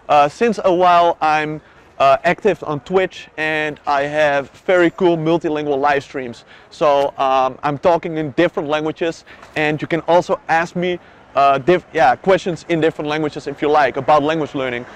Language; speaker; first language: English; non-native, fluent; Dutch